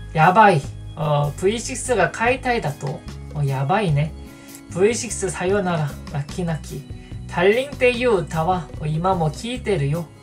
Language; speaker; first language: Japanese; non-native, fluent; Korean